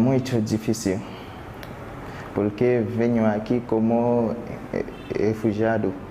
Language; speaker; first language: Portuguese; non-native, learner; Haitian Creole